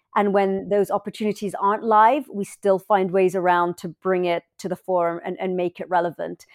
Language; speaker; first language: English; native; English